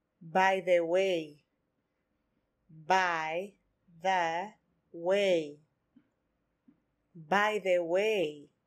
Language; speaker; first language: English; non-native, fluent; Spanish